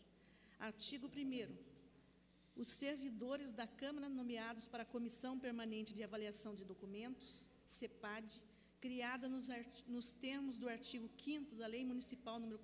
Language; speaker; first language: Portuguese; native; Portuguese